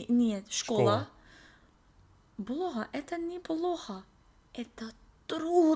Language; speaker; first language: Russian; non-native, learner; English